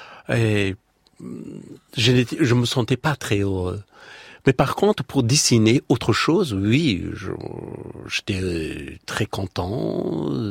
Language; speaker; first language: French; non-native, fluent; Persian